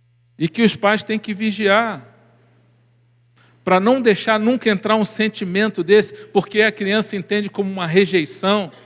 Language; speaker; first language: Portuguese; native; Portuguese